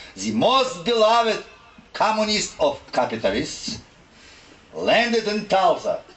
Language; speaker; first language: English; non-native, fluent; Russian